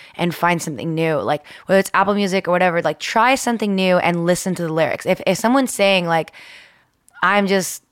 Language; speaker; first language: English; early bilingual, other home language; Spanish